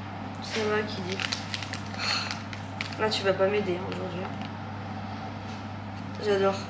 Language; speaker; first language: French; native; French